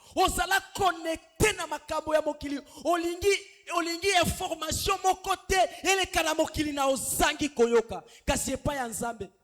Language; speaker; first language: Lingala; native; Lingala